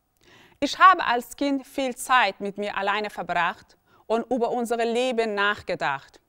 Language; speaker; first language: German; early bilingual, other home language; Persian